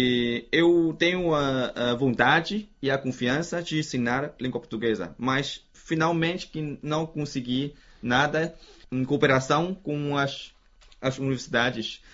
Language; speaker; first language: Portuguese; non-native, fluent; Chinese